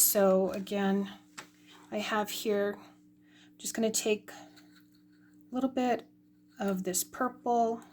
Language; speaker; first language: English; native; English